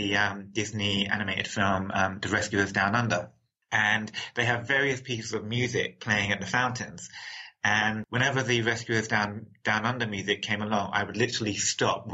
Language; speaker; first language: English; native; English